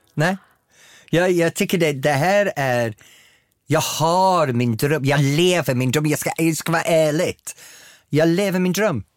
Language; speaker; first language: Swedish; non-native, fluent; English